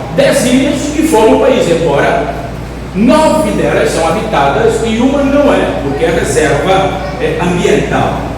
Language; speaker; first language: Portuguese; native; Portuguese